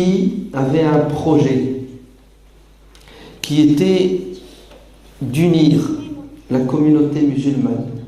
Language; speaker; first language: French; native; French